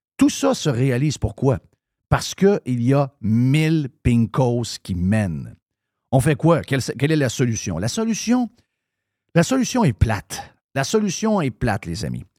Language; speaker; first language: French; native; French